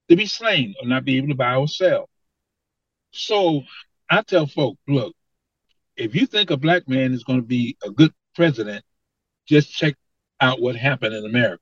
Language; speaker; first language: English; native; English